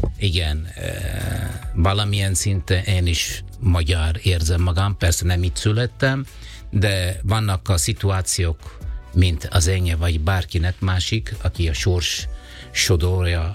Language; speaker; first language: Hungarian; non-native, fluent; Italian